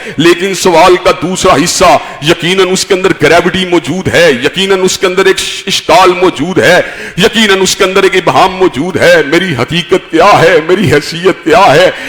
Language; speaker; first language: Urdu; non-native, local second language; Punjabi